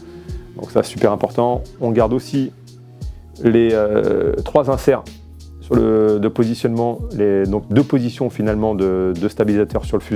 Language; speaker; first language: French; native; French